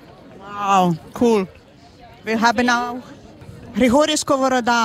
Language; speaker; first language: German; non-native, learner; Ukrainian